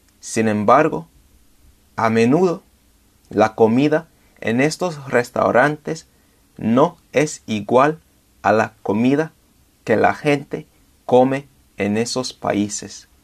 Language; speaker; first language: Spanish; non-native, fluent; English